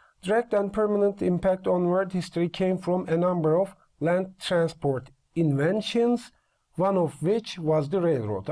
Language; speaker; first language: English; non-native, fluent; Turkish